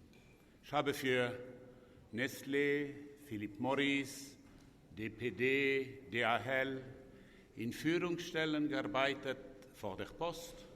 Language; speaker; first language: German; non-native, local second language; French